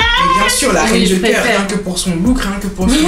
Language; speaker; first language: French; native; French